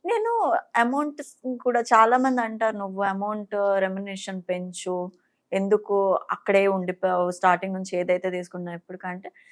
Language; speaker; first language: Telugu; non-native, fluent; Bangla